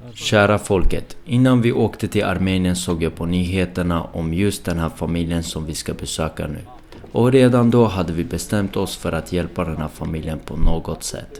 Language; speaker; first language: Swedish; early bilingual, other home language; Armenian